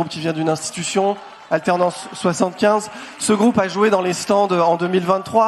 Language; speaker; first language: French; native; French